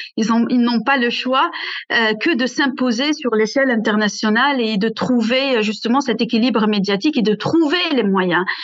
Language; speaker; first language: French; non-native, local second language; Arabic